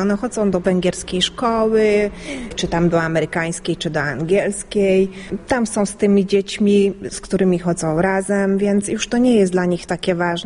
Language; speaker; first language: Polish; early bilingual, heritage; Polish